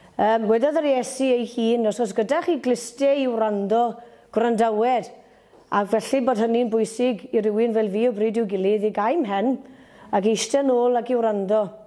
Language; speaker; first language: Welsh; native; Welsh